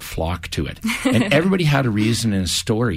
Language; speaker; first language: English; native; English